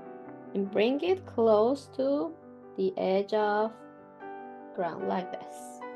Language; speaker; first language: English; non-native, fluent; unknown